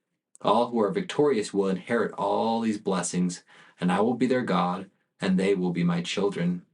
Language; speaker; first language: English; native; English